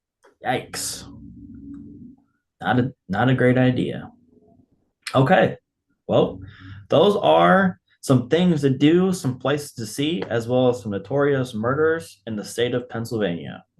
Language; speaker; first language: English; native; English